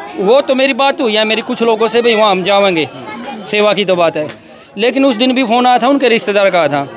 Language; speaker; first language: Hindi; native; Hindi